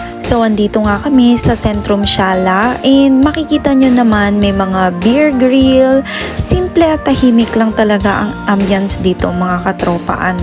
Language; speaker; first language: Filipino; non-native, local second language; Hiligaynon